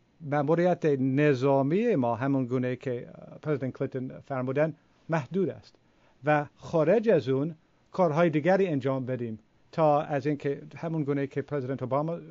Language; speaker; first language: Persian; non-native, fluent; English